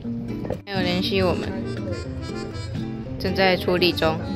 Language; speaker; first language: Chinese; native; Chinese